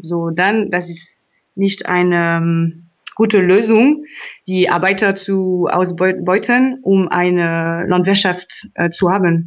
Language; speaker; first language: German; non-native, learner; French